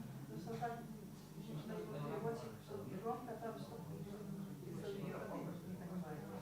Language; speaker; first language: Russian; non-native, local second language; Lithuanian